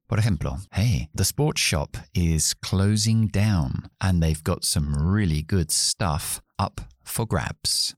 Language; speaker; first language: English; early bilingual, other home language; Spanish